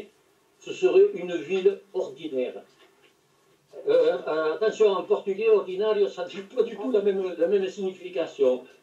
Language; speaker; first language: French; native; French